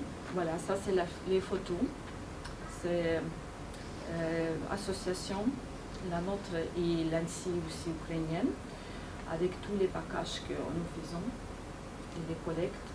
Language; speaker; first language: French; non-native, fluent; Ukrainian